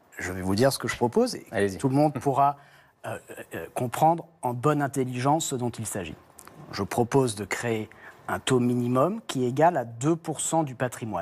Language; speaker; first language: French; native; French